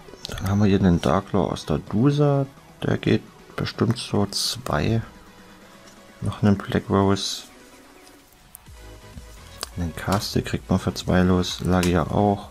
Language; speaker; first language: German; native; German